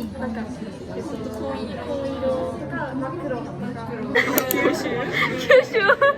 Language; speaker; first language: Japanese; non-native, learner; Thai